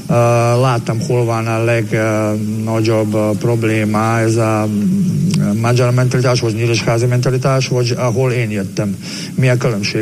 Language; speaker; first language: Hungarian; non-native, learner; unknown